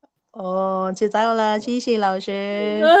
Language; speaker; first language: Chinese; non-native, learner; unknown